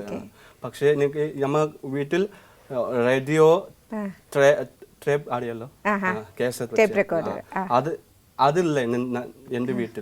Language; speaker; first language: Malayalam; non-native, learner; Assamese